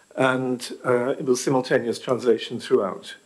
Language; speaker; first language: English; native; English